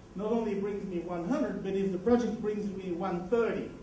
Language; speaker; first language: English; non-native, fluent; Dutch